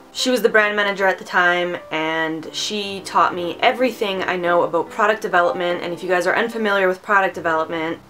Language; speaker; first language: English; early bilingual, other home language; Romanian